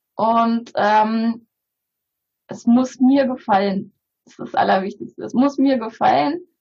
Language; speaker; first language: German; early bilingual, other home language; Bulgarian